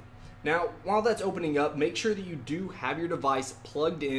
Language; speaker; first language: English; native; English